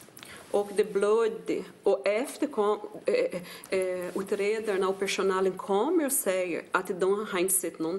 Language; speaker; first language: Swedish; non-native, fluent; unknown